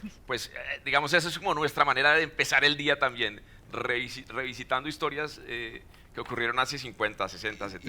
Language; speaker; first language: Spanish; native; Spanish